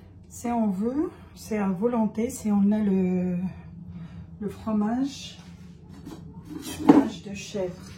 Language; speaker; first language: French; non-native, fluent; Arabic